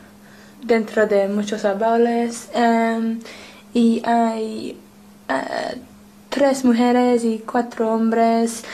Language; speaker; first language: Spanish; non-native, learner; English